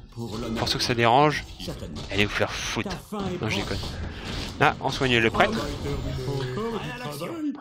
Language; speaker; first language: French; native; French